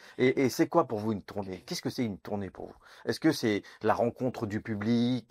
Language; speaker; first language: French; native; French